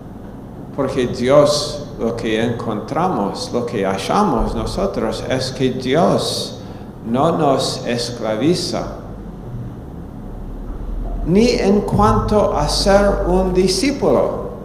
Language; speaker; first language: Spanish; non-native, fluent; English